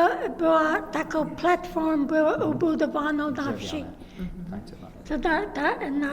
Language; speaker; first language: Polish; early bilingual, heritage; Polish